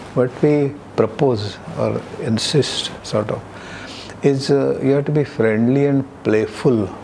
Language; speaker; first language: English; non-native, local second language; Marathi